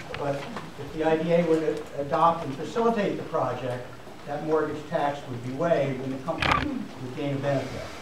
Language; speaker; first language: English; native; English